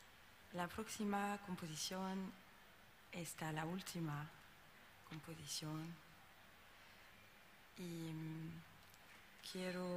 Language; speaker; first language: Spanish; non-native, learner; French